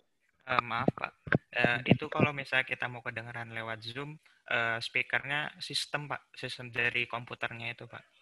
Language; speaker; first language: Indonesian; native; Indonesian